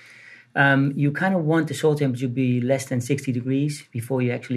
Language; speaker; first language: English; non-native, fluent; Dutch